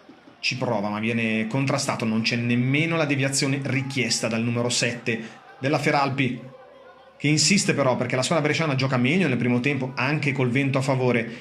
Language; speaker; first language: Italian; native; Italian